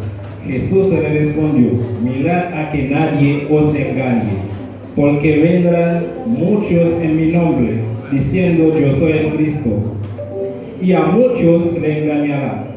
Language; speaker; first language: Spanish; non-native, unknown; Haitian Creole